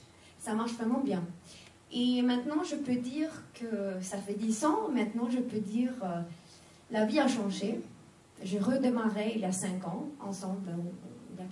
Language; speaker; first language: French; non-native, fluent; Swedish